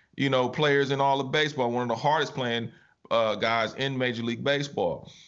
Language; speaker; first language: English; native; English